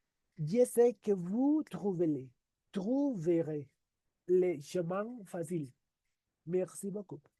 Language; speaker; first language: French; non-native, learner; Spanish